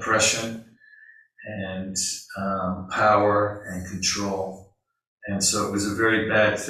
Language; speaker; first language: English; native; English